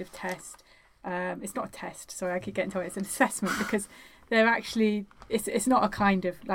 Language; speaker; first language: English; native; English